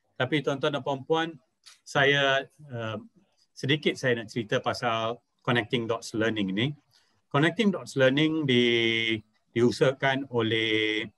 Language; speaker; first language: Malay; non-native, local second language; Punjabi